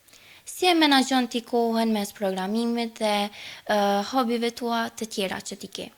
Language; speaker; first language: Albanian; native; Albanian